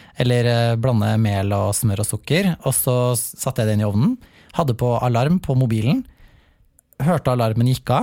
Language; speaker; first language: Norwegian; native; Norwegian